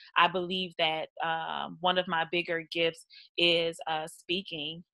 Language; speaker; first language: English; native; English